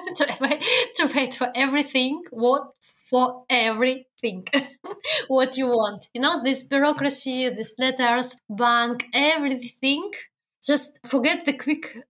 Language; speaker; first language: English; non-native, learner; Russian